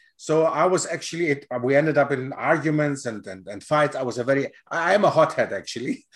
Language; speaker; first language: English; non-native, fluent; Greek